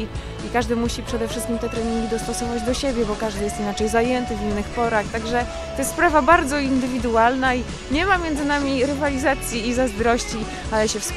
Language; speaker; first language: Polish; native; Polish